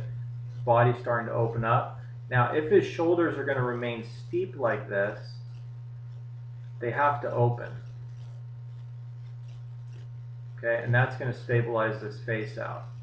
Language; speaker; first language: English; native; English